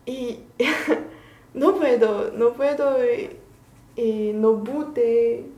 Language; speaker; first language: Spanish; non-native, learner; Chinese